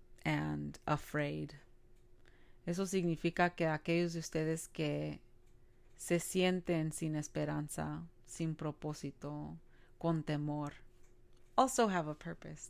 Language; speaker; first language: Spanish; early bilingual, other home language; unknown